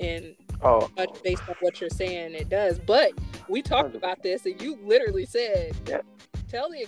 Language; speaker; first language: English; native; English